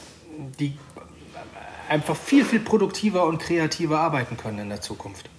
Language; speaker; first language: German; native; German